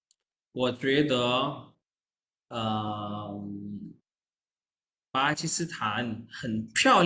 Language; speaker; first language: Chinese; non-native, fluent; Urdu